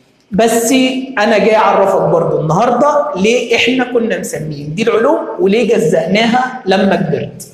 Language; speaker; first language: Arabic; native; Arabic